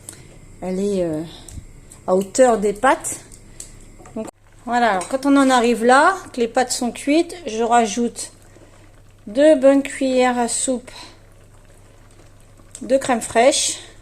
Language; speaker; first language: French; native; French